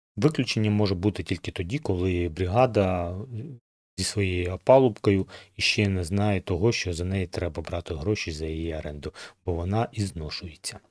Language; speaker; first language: Ukrainian; non-native, local second language; Russian